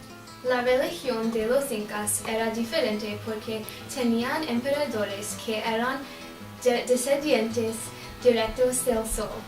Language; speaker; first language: Spanish; non-native, learner; English